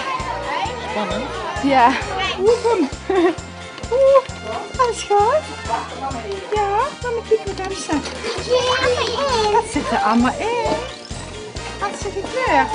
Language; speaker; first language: Dutch; native; Dutch